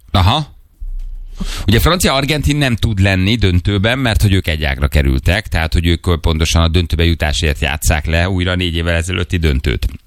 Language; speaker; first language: Hungarian; native; Hungarian